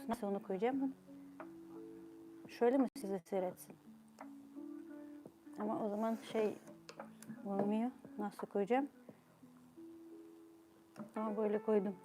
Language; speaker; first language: Turkish; non-native, fluent; Ukrainian